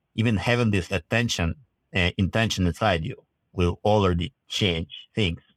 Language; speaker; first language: English; non-native, fluent; Russian